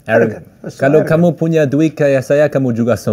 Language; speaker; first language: Indonesian; early bilingual, heritage; English